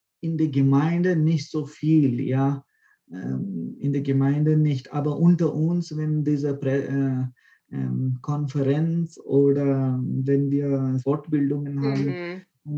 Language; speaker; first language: German; non-native, fluent; Konkani